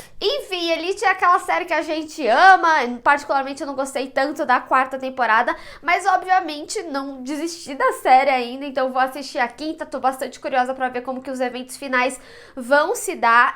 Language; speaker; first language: Portuguese; native; Portuguese